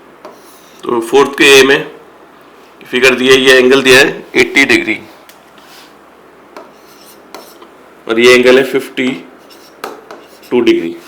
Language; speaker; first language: Hindi; native; Hindi